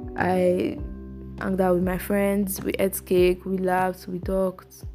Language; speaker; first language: English; non-native, local second language; Yoruba